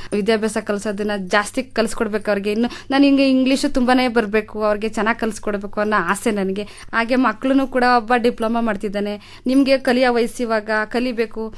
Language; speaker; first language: Kannada; native; Kannada